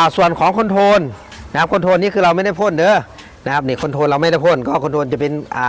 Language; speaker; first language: Thai; non-native, local second language; Northeastern Thai